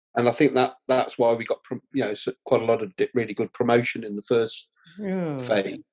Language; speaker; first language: English; native; English